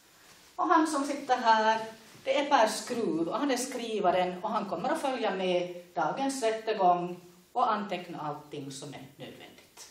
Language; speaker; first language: Swedish; native; Swedish